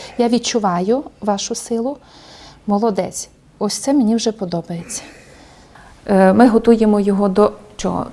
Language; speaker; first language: Ukrainian; non-native, local second language; Hungarian